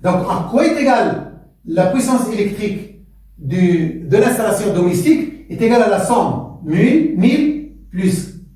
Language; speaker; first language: French; non-native, local second language; Arabic